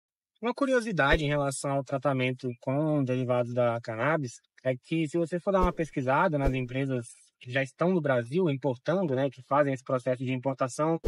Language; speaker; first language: Portuguese; native; Portuguese